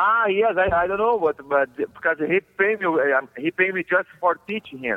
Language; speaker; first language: English; non-native, learner; Portuguese